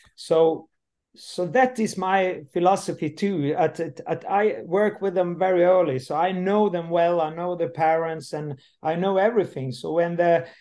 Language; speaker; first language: English; non-native, learner; Swedish